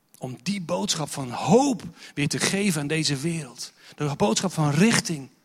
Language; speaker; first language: Dutch; non-native, fluent; English